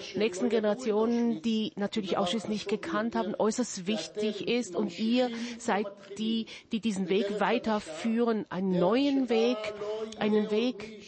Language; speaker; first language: German; non-native, fluent; Hebrew